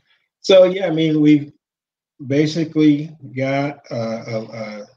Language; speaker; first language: English; native; English